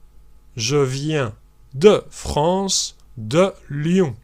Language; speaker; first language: French; native; French